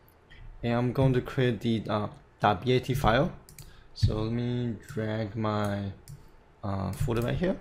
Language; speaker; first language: English; non-native, fluent; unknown